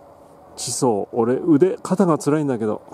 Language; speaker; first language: Japanese; native; Japanese